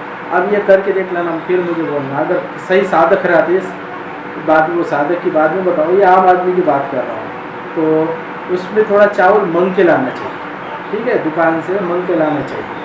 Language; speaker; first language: Hindi; non-native, local second language; Marathi